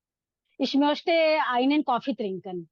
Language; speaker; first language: German; non-native, learner; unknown